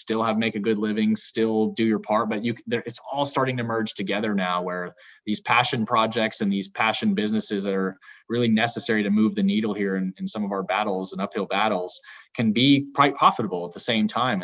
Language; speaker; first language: English; native; English